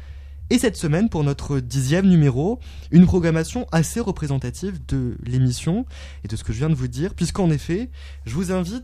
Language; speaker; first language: French; native; French